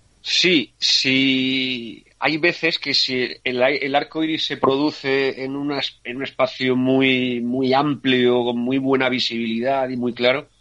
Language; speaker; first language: Spanish; native; Spanish